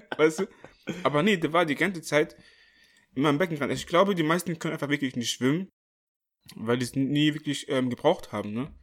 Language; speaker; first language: German; early bilingual, other home language; Akan